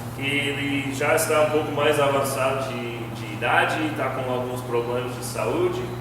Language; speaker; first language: Portuguese; non-native, fluent; English